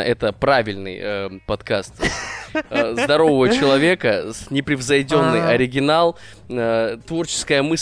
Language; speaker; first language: Russian; native; Russian